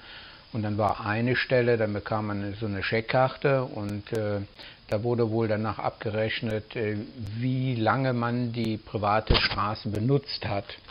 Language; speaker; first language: German; native; German